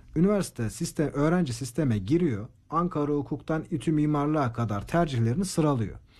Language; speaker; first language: Turkish; native; Turkish